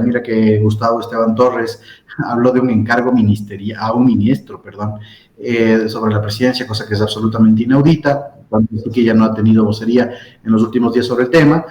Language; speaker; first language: Spanish; native; Spanish